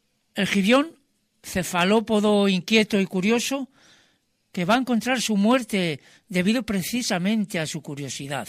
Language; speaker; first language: Spanish; native; Spanish